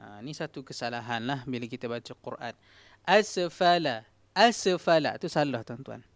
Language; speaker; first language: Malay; native; Malay